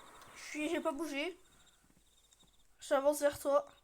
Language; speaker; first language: French; native; French